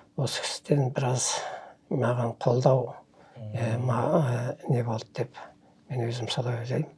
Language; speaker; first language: Kazakh; early bilingual, heritage; Kazakh